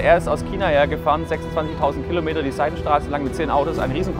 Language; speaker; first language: German; native; German